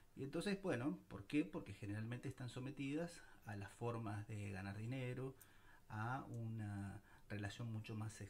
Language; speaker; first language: Spanish; native; Spanish